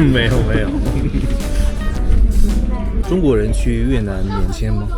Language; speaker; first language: Chinese; non-native, learner; Korean